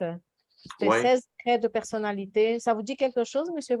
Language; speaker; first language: French; non-native, fluent; Portuguese